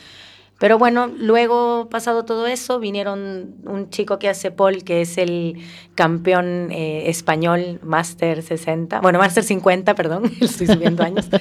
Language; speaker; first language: Spanish; native; Spanish